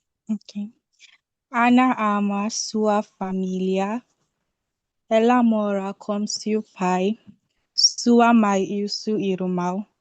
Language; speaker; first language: Portuguese; non-native, learner; English